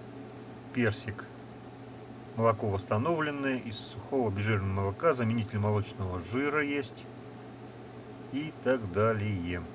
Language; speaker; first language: Russian; native; Russian